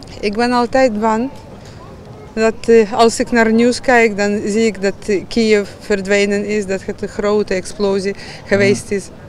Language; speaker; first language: Dutch; non-native, fluent; Ukrainian